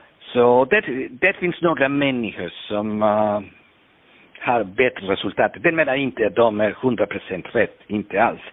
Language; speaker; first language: Swedish; non-native, fluent; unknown